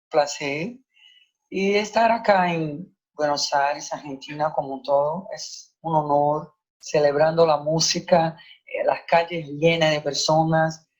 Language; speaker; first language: Spanish; non-native, fluent; Portuguese